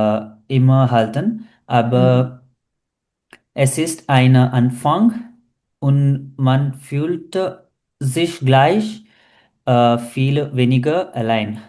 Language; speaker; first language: German; non-native, learner; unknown